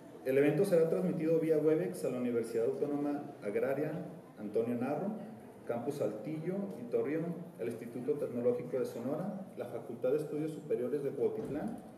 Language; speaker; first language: Spanish; native; Spanish